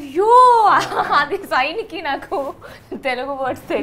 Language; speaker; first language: Telugu; non-native, learner; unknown